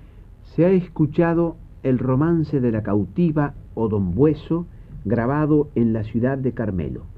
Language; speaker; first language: Spanish; native; Spanish